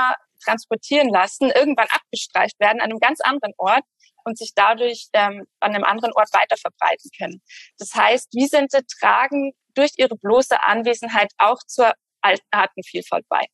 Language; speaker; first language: German; native; German